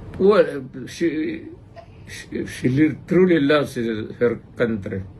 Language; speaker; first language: English; non-native, local second language; Cebuano